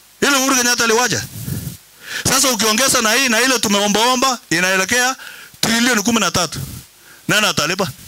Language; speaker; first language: Swahili; non-native, local second language; Kalenjin